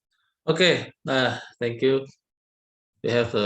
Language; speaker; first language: English; non-native, learner; Indonesian